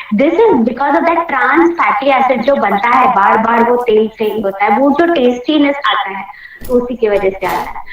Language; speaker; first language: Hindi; non-native, local second language; Marathi